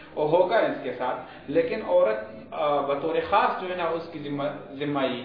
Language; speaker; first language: Urdu; non-native, local second language; Pashto